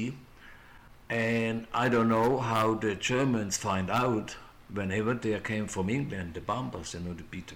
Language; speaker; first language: English; non-native, fluent; German